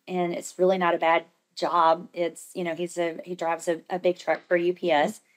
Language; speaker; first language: English; native; English